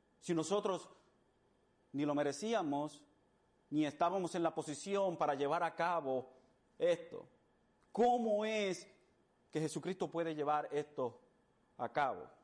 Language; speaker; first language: Spanish; early bilingual, heritage; Spanish